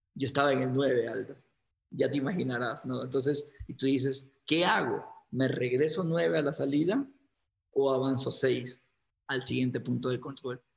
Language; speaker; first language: Spanish; native; Spanish